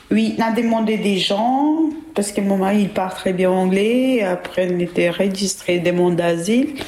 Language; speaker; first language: French; non-native, learner; Albanian